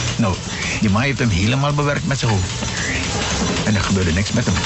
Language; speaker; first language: Dutch; non-native, local second language; English